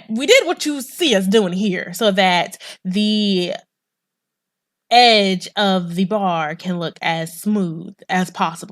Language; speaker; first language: English; native; English